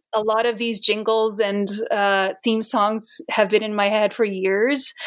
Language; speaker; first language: English; non-native, fluent; Portuguese